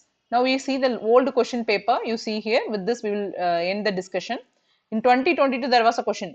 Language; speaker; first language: English; non-native, local second language; Tamil